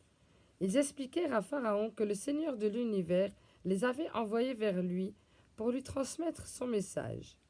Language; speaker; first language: French; native; French